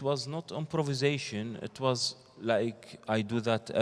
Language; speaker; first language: English; non-native, learner; Arabic